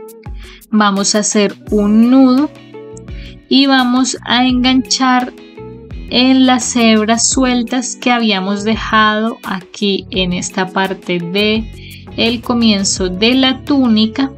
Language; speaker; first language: Spanish; native; Spanish